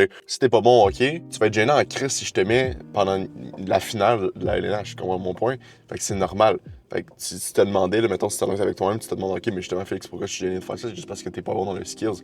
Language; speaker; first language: French; native; French